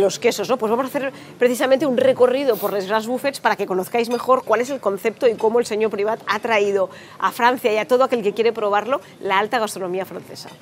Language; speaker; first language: Spanish; native; Spanish